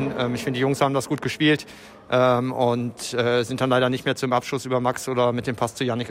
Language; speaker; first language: German; native; German